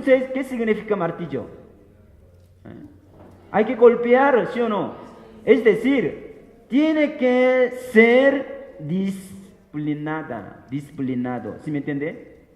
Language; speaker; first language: Spanish; non-native, fluent; Korean